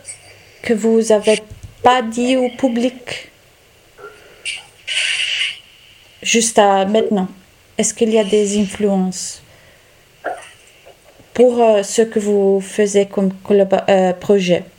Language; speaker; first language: French; non-native, fluent; Italian